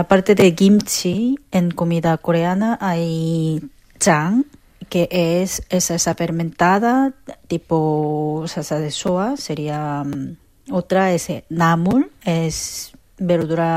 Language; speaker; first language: Spanish; non-native, fluent; Korean